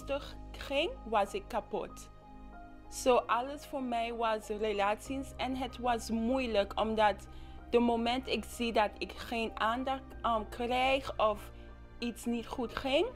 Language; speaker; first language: Dutch; non-native, local second language; English